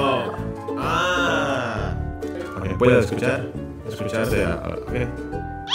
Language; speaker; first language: Spanish; non-native, learner; Indonesian